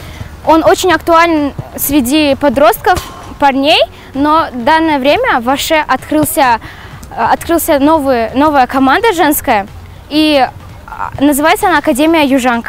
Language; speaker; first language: Russian; non-native, local second language; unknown